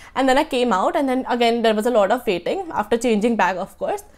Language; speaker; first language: English; non-native, local second language; Marathi